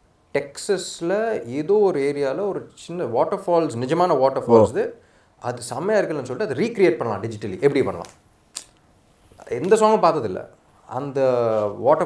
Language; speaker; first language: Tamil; non-native, local second language; Telugu